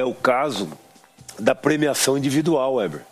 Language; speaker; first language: Portuguese; native; Portuguese